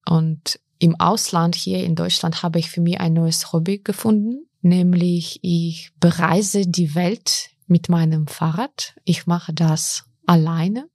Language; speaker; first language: German; non-native, fluent; Ukrainian